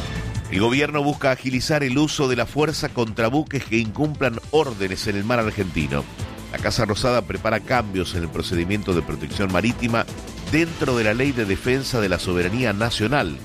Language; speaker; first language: Spanish; native; Spanish